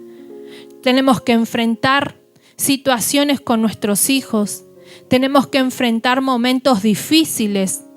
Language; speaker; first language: Spanish; native; Spanish